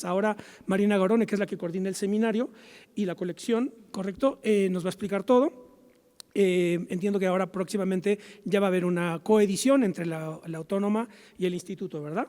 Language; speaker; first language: Spanish; native; Spanish